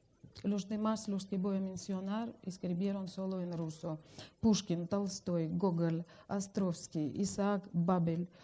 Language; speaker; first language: Spanish; non-native, fluent; Russian